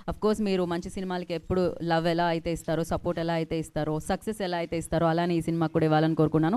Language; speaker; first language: Telugu; native; Telugu